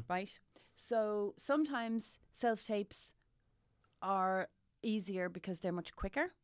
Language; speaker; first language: English; native; English